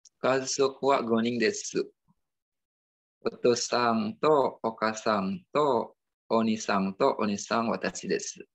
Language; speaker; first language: Japanese; non-native, learner; Indonesian